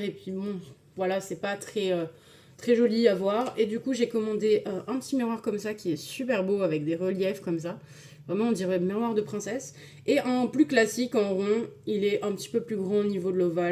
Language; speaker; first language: French; native; French